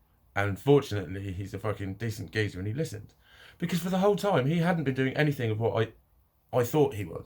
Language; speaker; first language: English; native; English